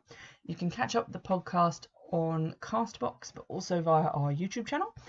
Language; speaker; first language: English; native; English